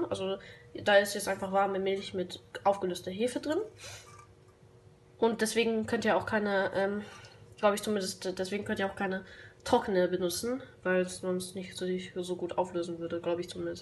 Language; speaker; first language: German; native; German